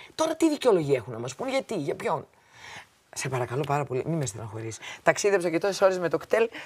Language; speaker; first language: Greek; native; Greek